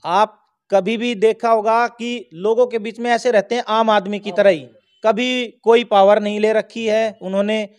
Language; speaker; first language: Hindi; native; Hindi